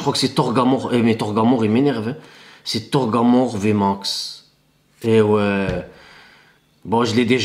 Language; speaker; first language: French; native; French